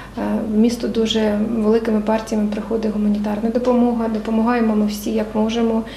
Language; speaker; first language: Ukrainian; non-native, local second language; Russian